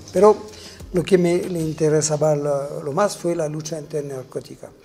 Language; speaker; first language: Spanish; non-native, fluent; French